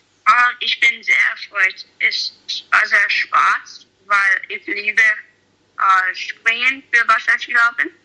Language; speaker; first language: German; non-native, learner; English